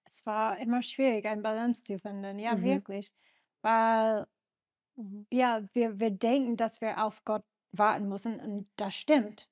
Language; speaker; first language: German; non-native, learner; English